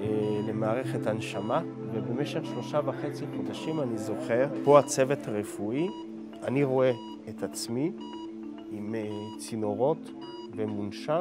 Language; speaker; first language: Hebrew; early bilingual, other home language; French